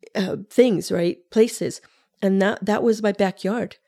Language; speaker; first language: English; early bilingual, other home language; Spanish